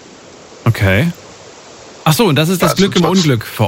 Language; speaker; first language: German; native; German